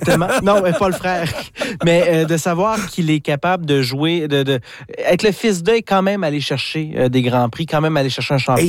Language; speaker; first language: French; native; French